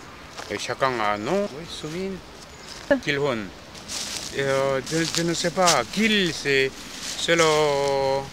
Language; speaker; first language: French; non-native, fluent; Korean